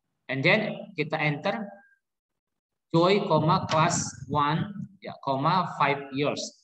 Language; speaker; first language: English; non-native, learner; Indonesian